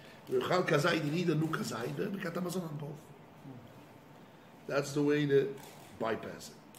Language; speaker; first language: English; non-native, fluent; Hebrew